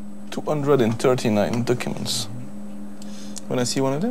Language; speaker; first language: English; non-native, fluent; French